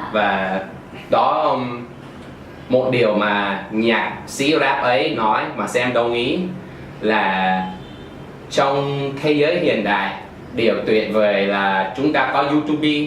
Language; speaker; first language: Vietnamese; non-native, fluent; English